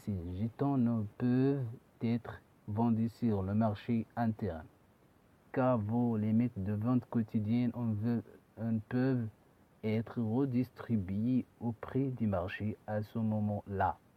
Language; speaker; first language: French; non-native, learner; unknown